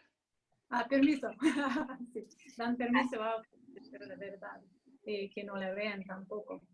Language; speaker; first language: Spanish; non-native, fluent; English